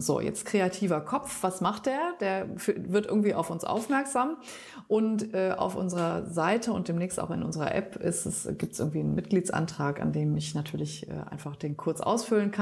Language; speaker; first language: German; native; German